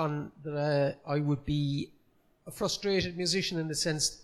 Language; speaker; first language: English; native; English